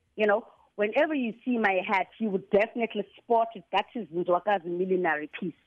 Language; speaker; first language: English; non-native, local second language; Xhosa